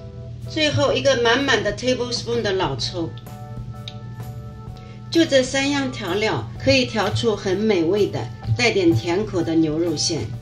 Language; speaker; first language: Chinese; native; Chinese